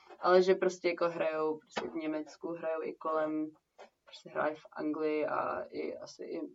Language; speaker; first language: Czech; early bilingual, heritage; Czech